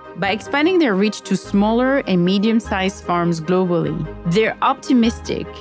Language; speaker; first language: English; non-native, fluent; French